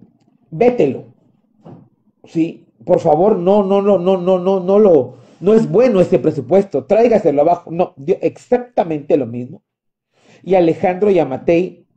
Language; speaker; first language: Spanish; native; Spanish